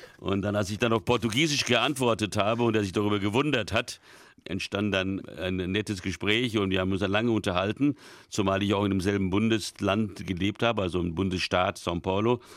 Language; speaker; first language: German; early bilingual, other home language; Hungarian